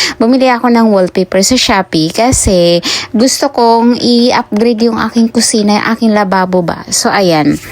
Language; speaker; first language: Filipino; non-native, local second language; Cebuano